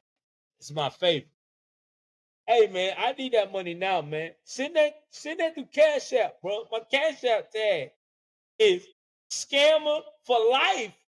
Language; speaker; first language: English; native; English